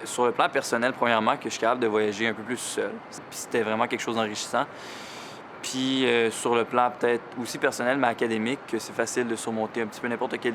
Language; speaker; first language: French; native; French